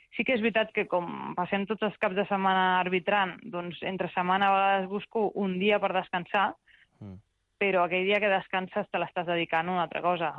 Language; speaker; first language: Catalan; early bilingual, other home language; Spanish